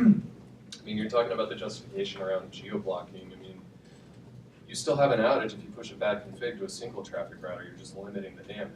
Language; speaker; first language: English; native; English